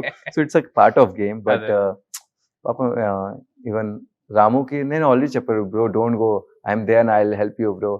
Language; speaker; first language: Telugu; non-native, learner; Hindi